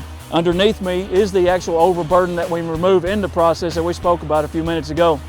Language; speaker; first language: English; native; English